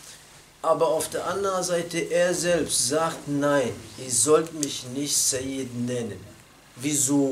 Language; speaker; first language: German; non-native, fluent; Arabic